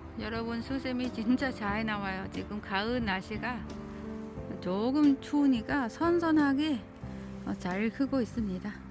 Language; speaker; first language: Korean; non-native, learner; Vietnamese